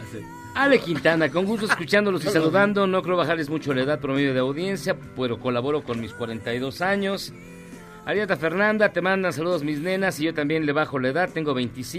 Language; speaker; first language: Spanish; native; Spanish